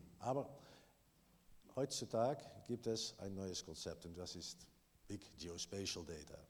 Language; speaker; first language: German; non-native, learner; Dutch